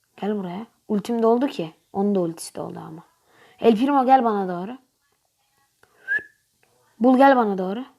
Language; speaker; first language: Turkish; native; Turkish